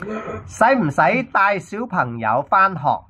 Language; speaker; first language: Cantonese; native; Cantonese